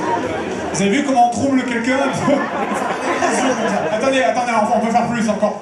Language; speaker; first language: French; native; French